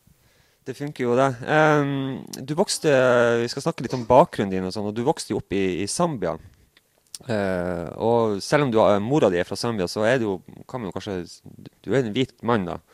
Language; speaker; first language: Norwegian; native; Norwegian